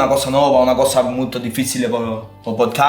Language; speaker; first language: Italian; non-native, learner; Spanish